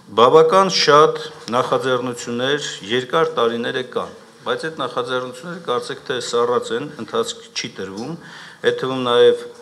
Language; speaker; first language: Armenian; native; Armenian